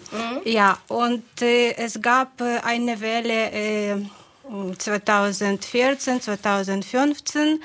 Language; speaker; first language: German; non-native, fluent; Ukrainian